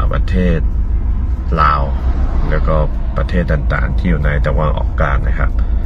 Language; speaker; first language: Thai; non-native, fluent; Chinese